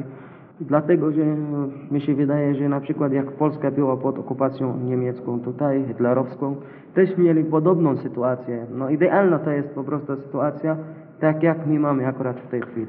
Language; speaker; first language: Polish; non-native, learner; Arabic